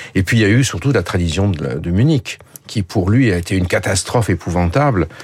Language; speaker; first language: French; native; French